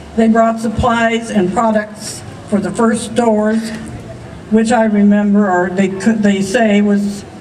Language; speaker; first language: English; early bilingual, other home language; German